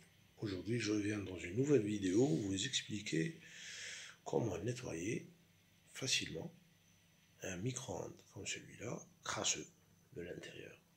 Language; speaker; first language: French; non-native, local second language; Arabic